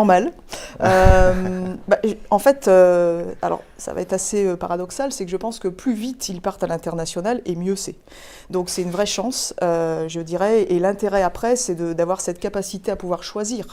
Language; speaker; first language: French; native; French